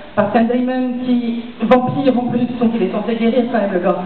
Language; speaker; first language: French; native; French